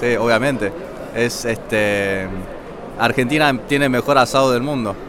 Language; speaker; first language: Spanish; non-native, fluent; Chinese